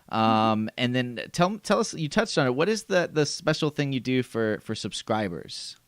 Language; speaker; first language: English; native; English